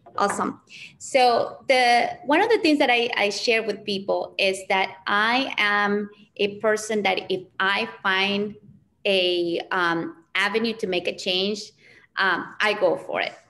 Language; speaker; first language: English; early bilingual, other home language; Spanish